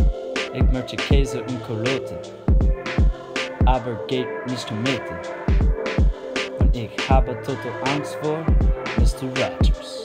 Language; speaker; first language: German; non-native, learner; English